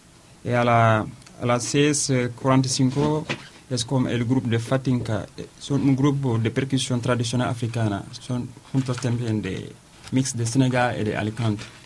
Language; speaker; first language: Spanish; non-native, learner; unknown